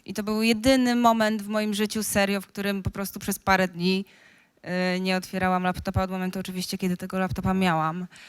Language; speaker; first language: Polish; native; Polish